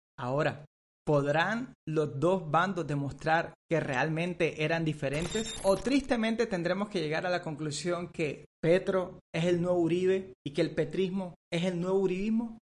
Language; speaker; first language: Spanish; native; Spanish